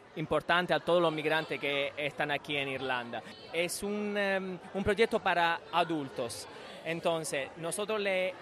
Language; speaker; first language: Spanish; non-native, fluent; Italian